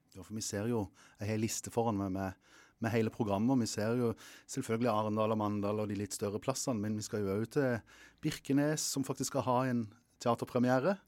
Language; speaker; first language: Norwegian; native; Norwegian